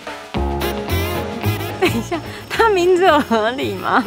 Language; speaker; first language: Chinese; native; Chinese